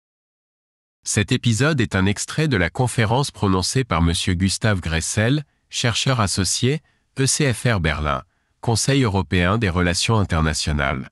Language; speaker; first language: French; native; French